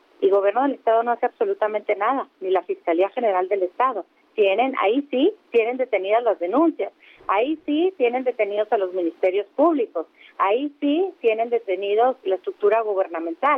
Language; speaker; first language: Spanish; native; Spanish